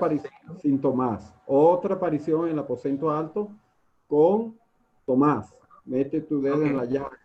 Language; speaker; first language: Spanish; native; Spanish